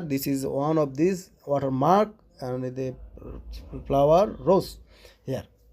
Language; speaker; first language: English; non-native, local second language; Bangla